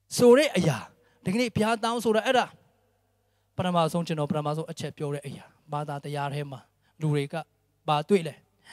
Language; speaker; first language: Burmese; non-native, local second language; Tedim Chin